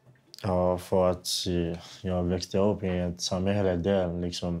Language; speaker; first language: Swedish; non-native, fluent; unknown